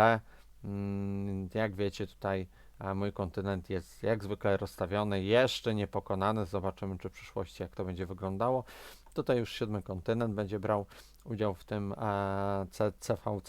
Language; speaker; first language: Polish; native; Polish